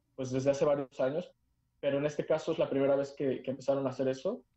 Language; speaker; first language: Spanish; native; Spanish